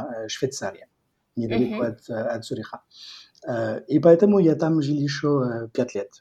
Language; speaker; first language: Russian; non-native, fluent; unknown